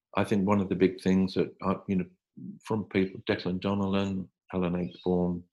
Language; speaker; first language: English; native; English